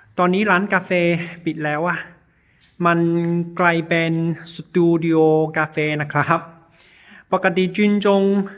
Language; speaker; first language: Thai; non-native, learner; Chinese